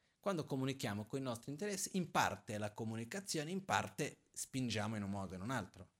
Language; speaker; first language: Italian; non-native, fluent; Portuguese